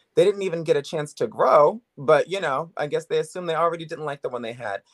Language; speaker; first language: English; native; English